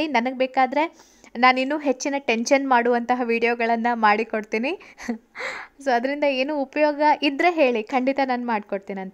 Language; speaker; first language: Kannada; native; Kannada